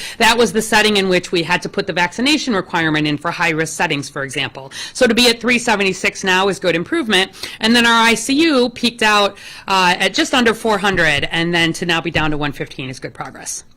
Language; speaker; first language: English; native; English